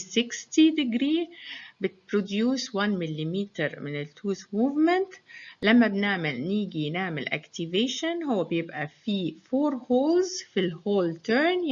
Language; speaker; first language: Arabic; native; Arabic